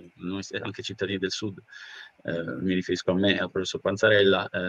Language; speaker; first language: Italian; native; Italian